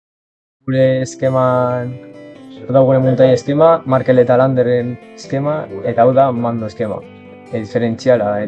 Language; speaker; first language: Basque; non-native, local second language; Spanish